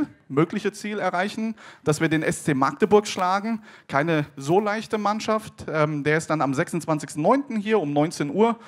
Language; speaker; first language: German; native; German